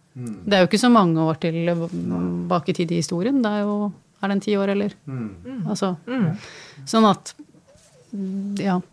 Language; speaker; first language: Norwegian; native; Norwegian